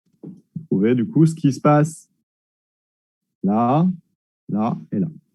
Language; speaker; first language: French; native; French